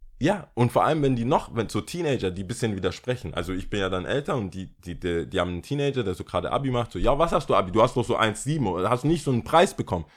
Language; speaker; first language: German; early bilingual, other home language; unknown